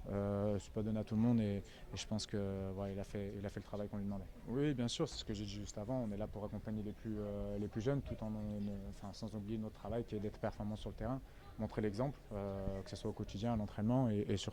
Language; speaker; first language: French; native; French